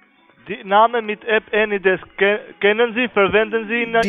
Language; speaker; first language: German; non-native, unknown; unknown